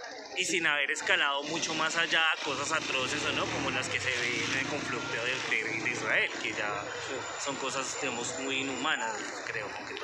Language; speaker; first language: Spanish; native; Spanish